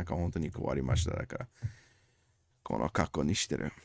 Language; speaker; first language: Japanese; non-native, learner; English